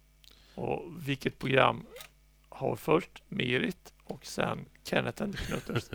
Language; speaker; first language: Swedish; native; Swedish